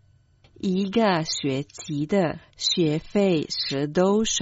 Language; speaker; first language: Chinese; non-native, learner; Croatian